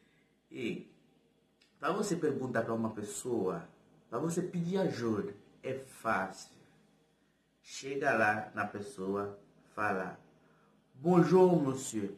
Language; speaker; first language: Portuguese; non-native, fluent; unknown